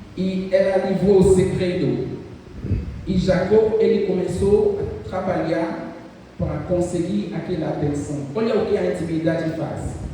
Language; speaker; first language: Portuguese; non-native, fluent; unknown